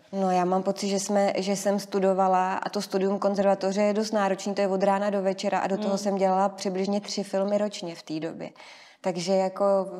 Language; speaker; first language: Czech; native; Czech